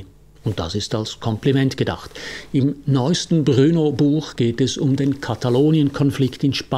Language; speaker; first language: German; native; German